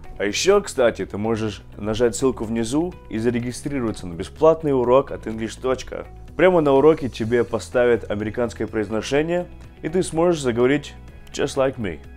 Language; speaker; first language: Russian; non-native, fluent; English